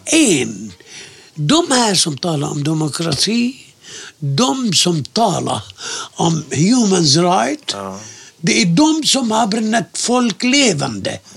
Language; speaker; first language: Swedish; non-native, fluent; Arabic